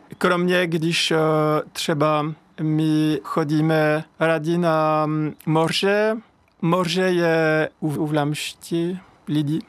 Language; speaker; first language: Czech; non-native, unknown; French